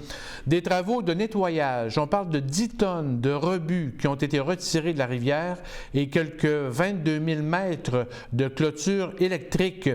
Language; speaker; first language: French; native; French